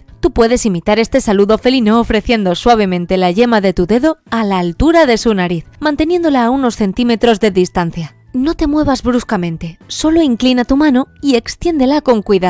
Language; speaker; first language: Spanish; native; Spanish